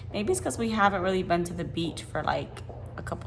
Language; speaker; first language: English; native; English